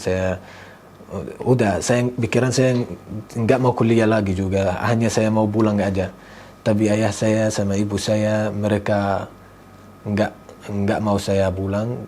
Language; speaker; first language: Indonesian; non-native, learner; Arabic